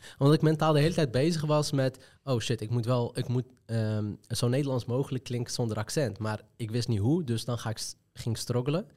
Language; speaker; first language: Dutch; early bilingual, other home language; Arabic